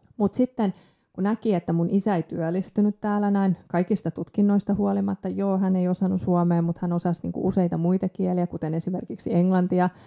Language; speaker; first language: Finnish; early bilingual, other home language; Persian